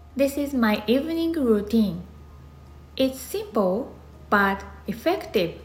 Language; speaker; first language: English; non-native, learner; Japanese